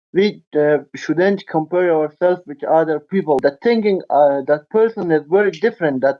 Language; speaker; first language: English; non-native, learner; Persian